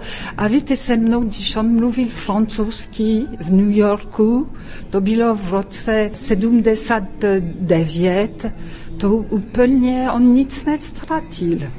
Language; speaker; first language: Czech; non-native, fluent; French